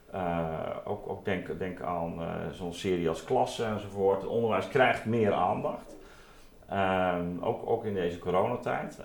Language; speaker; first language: Dutch; native; Dutch